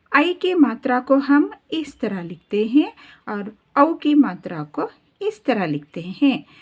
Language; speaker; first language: Hindi; non-native, local second language; Kannada